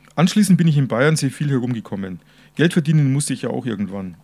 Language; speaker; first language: German; native; German